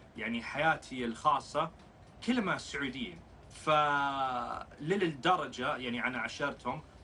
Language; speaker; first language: Arabic; non-native, fluent; English